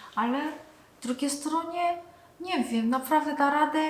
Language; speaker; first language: Polish; non-native, learner; Korean